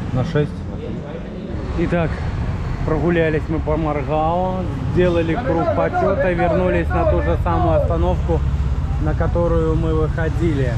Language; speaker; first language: Russian; native; Russian